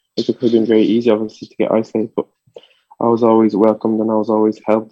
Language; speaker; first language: English; early bilingual, other home language; French